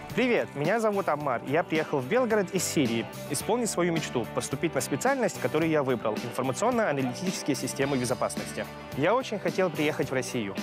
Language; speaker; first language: Russian; non-native, fluent; Arabic